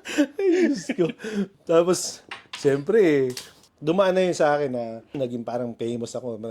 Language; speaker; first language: Filipino; native; Filipino